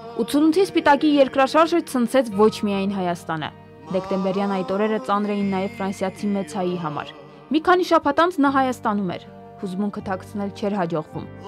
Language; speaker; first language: Armenian; native; Armenian